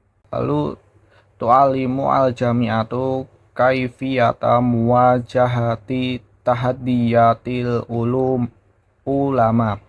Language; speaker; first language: Arabic; non-native, learner; Indonesian